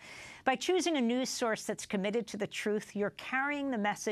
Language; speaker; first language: English; native; English